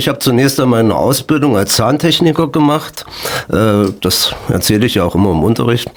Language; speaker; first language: German; native; German